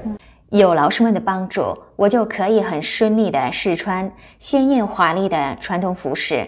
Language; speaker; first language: Chinese; non-native, fluent; Korean